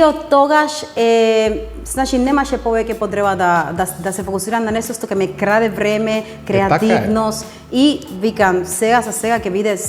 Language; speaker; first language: Macedonian; non-native, learner; Spanish